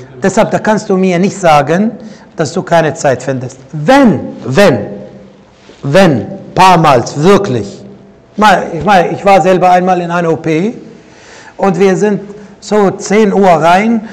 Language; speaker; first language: German; non-native, fluent; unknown